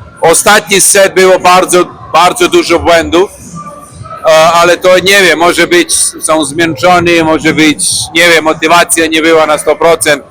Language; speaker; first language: Polish; non-native, learner; Serbian